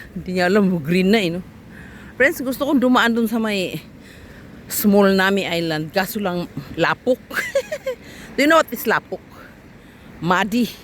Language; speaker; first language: Filipino; non-native, local second language; Cebuano